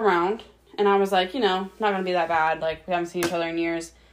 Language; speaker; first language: English; native; English